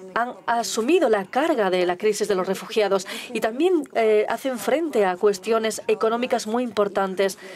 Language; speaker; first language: Spanish; non-native, fluent; Turkish